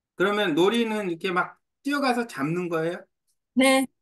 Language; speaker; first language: Korean; native; Korean